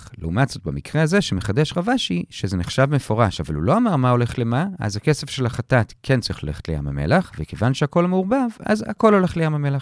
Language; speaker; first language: Hebrew; native; Hebrew